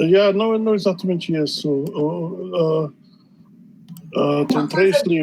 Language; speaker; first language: Portuguese; non-native, fluent; English